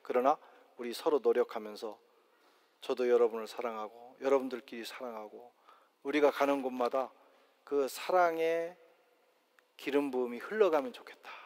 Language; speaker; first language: Korean; native; Korean